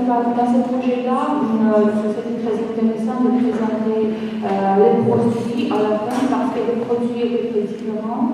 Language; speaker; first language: French; non-native, fluent; Georgian